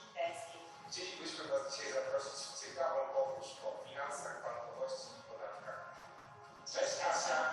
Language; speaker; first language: Polish; native; Polish